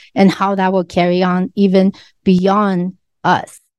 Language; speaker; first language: English; early bilingual, other home language; Chinese